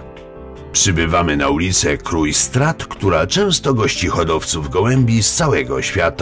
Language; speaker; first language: Polish; native; Polish